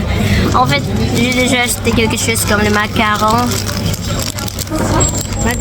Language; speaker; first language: French; non-native, learner; Indonesian